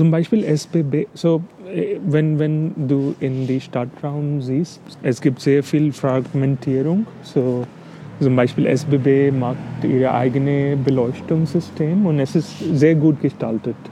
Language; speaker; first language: German; non-native, fluent; English